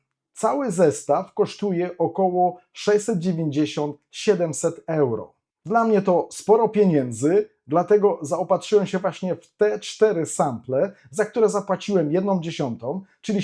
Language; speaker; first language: Polish; native; Polish